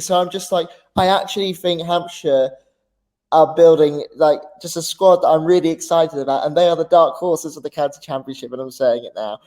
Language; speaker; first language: English; native; English